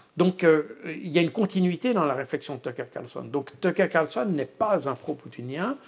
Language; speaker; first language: French; native; French